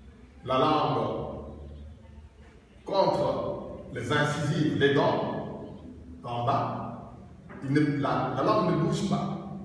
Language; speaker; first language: French; non-native, learner; Spanish